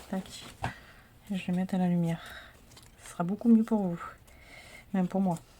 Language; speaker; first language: French; native; French